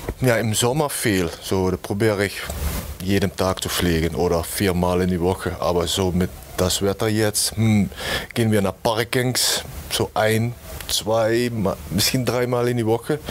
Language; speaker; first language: German; non-native, learner; Dutch